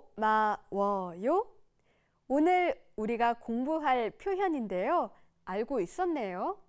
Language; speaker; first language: Korean; native; Korean